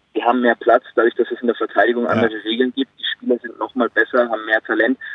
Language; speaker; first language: German; native; German